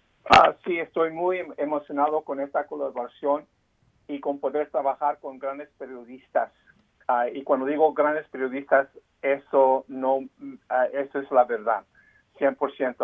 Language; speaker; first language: Spanish; early bilingual, heritage; Spanish